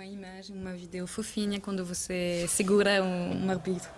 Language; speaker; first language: Portuguese; non-native, learner; French